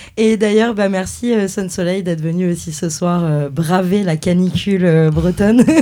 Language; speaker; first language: French; native; French